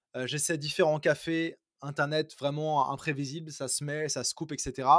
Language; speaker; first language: French; native; French